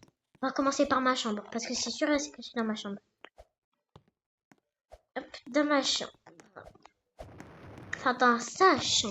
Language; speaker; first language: French; native; French